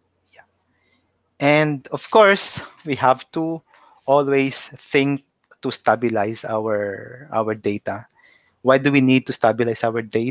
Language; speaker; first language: English; non-native, local second language; Cebuano